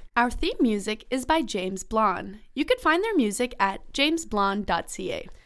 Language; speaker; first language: English; native; English